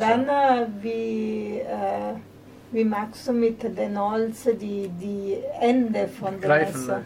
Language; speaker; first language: German; non-native, learner; Italian